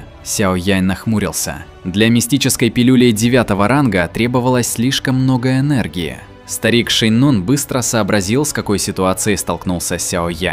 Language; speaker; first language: Russian; native; Russian